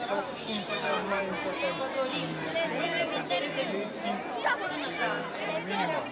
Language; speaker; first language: Romanian; non-native, learner; Portuguese